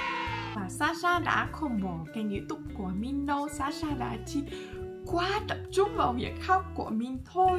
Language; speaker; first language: Vietnamese; non-native, fluent; Russian